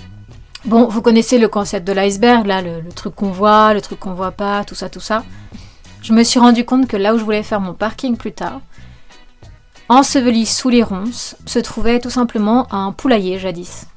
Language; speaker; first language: French; native; French